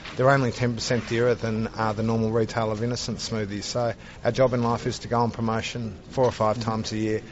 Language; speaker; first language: English; native; English